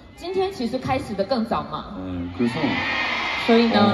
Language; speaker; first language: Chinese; native; Chinese